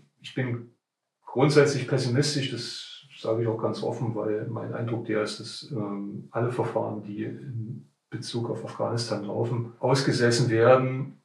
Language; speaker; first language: German; non-native, learner; Persian